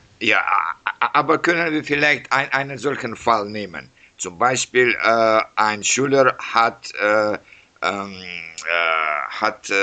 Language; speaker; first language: German; non-native, learner; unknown